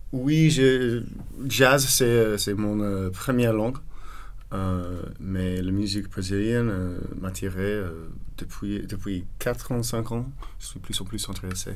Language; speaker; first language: French; non-native, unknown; English